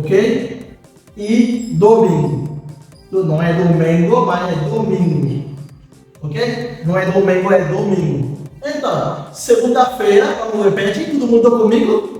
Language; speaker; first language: Portuguese; non-native, fluent; Haitian Creole